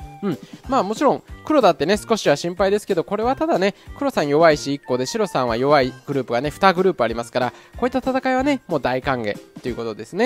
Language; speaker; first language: Japanese; native; Japanese